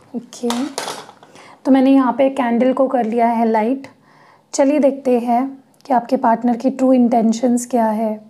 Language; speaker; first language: Hindi; non-native, local second language; Marathi